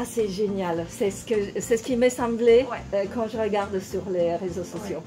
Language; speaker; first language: French; non-native, fluent; Italian